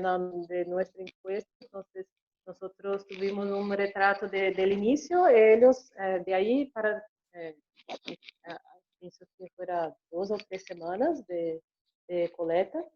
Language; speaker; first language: Spanish; non-native, learner; Portuguese